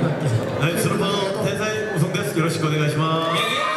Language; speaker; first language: Japanese; non-native, learner; Korean